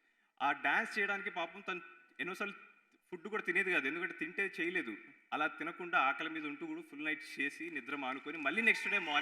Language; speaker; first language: Telugu; native; Telugu